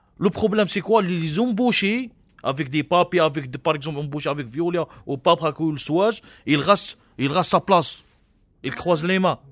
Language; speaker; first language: French; non-native, local second language; Arabic